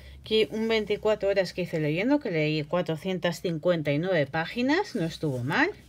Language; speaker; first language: Spanish; native; Spanish